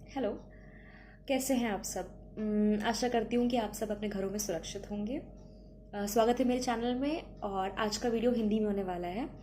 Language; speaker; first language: Hindi; native; Hindi